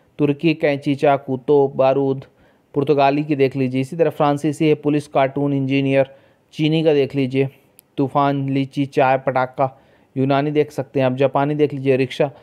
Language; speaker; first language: Hindi; native; Hindi